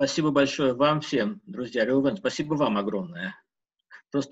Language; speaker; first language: Russian; native; Russian